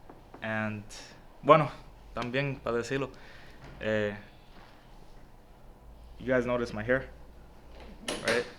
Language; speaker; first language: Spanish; early bilingual, heritage; Spanish